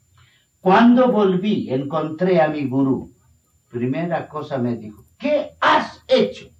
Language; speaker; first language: Spanish; non-native, fluent; Bangla